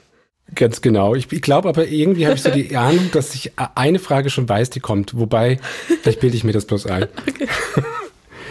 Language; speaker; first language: German; native; German